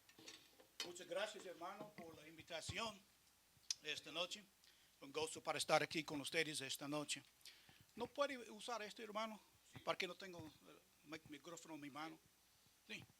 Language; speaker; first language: Spanish; non-native, fluent; English